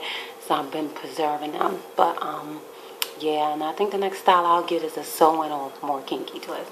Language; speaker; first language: English; native; English